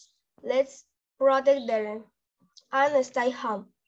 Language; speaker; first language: English; non-native, learner; Spanish